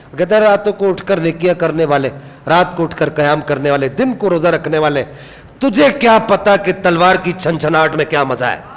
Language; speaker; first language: Urdu; non-native, local second language; Punjabi